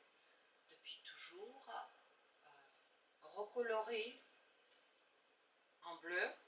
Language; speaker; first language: French; non-native, fluent; Bulgarian